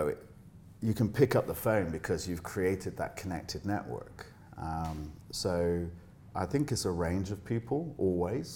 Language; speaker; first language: English; native; English